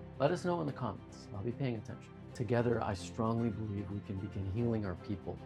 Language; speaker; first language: English; native; English